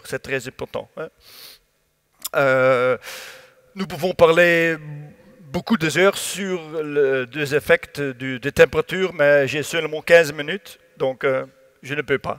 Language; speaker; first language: French; non-native, learner; Dutch